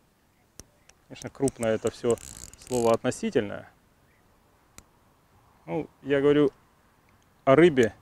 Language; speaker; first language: Russian; native; Russian